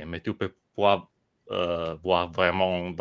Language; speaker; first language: French; non-native, learner; Italian